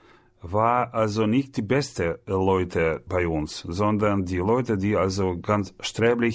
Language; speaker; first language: German; non-native, learner; Russian